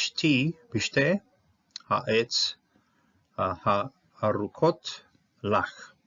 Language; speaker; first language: Hebrew; non-native, fluent; English